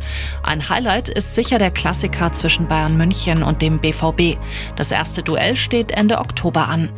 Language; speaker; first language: German; native; German